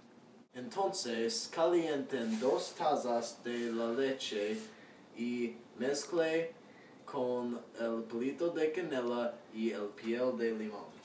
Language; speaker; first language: Spanish; non-native, learner; English